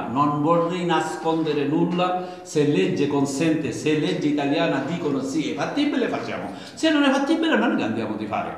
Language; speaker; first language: Italian; non-native, learner; Bangla